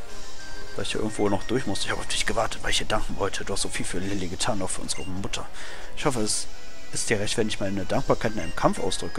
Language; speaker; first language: German; native; German